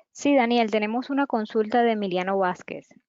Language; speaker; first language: Spanish; native; Spanish